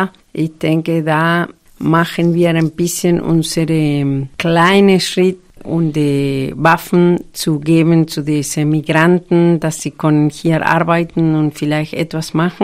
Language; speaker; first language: German; non-native, fluent; Spanish